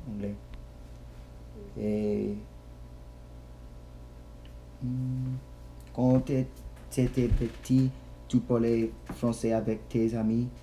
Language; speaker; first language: French; non-native, learner; English